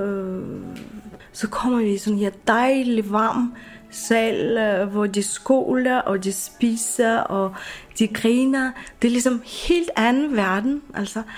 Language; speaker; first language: Danish; non-native, fluent; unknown